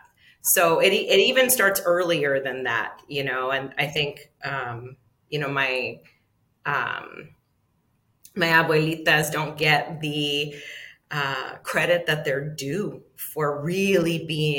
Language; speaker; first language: English; native; English